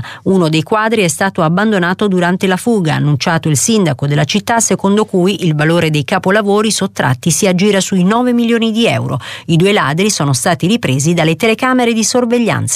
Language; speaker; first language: Italian; native; Italian